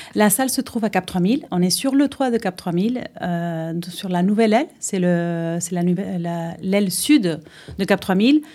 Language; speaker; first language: French; non-native, fluent; Spanish